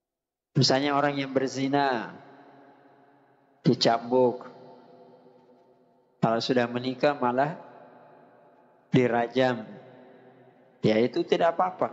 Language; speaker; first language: Indonesian; native; Indonesian